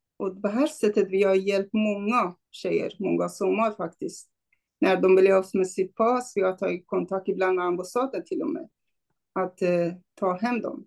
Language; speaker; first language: Swedish; non-native, fluent; Kurdish